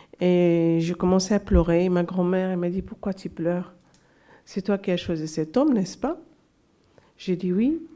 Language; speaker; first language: French; non-native, local second language; Arabic